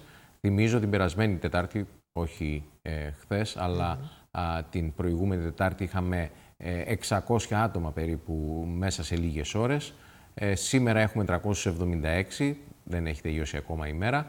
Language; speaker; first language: Greek; native; Greek